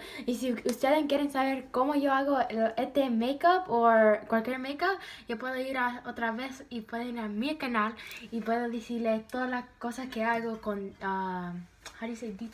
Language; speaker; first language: Spanish; early bilingual, heritage; Spanish